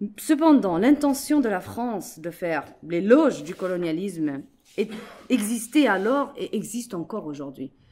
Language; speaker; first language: French; non-native, local second language; Arabic